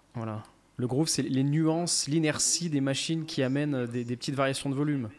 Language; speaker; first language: French; native; French